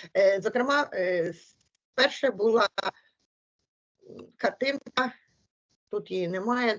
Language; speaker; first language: Ukrainian; native; Ukrainian